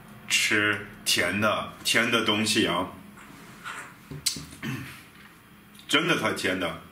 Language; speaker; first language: Chinese; non-native, fluent; German